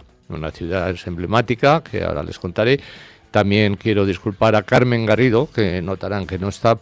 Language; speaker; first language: Spanish; native; Spanish